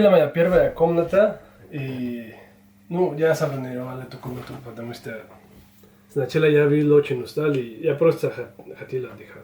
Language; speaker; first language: Russian; non-native, learner; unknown